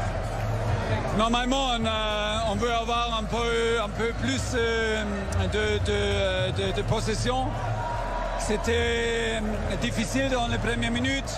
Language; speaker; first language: French; non-native, fluent; German